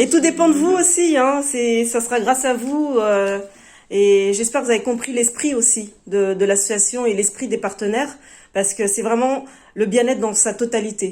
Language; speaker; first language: French; native; French